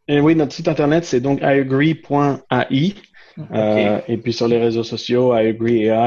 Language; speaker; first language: French; native; French